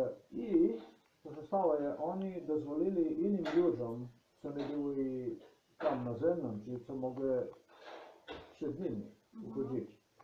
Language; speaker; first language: Polish; non-native, learner; Slovenian